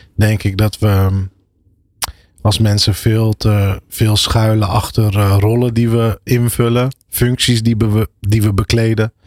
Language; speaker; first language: Dutch; early bilingual, other home language; Arabic